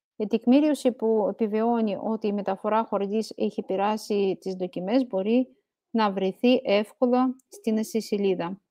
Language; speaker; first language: Greek; non-native, fluent; Russian